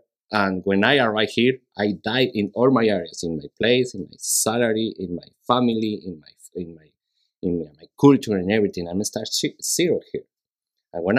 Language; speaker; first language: English; non-native, learner; Spanish